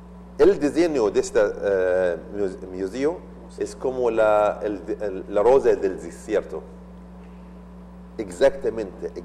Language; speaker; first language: Spanish; non-native, learner; Arabic